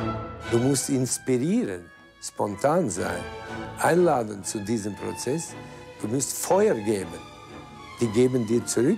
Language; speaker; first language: German; non-native, fluent; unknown